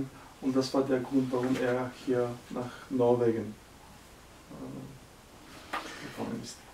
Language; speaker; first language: German; non-native, learner; Bulgarian